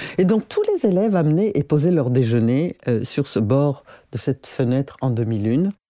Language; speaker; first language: French; non-native, local second language; Rundi